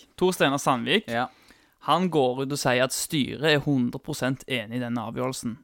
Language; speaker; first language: Norwegian; native; Norwegian